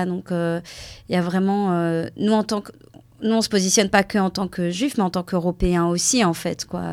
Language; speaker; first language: French; native; French